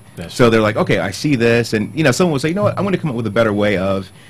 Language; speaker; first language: English; native; English